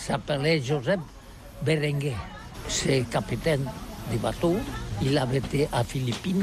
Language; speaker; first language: French; non-native, learner; Catalan